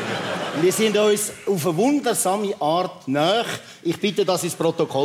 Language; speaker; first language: German; native; German